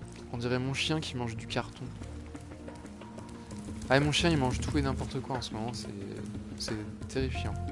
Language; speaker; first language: French; native; French